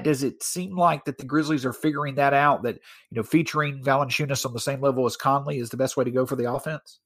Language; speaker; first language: English; native; English